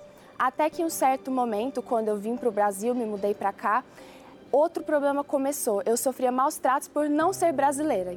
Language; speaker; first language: Portuguese; early bilingual, other home language; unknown